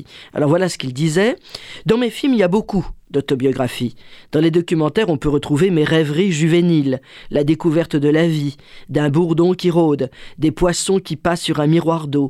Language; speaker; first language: French; native; French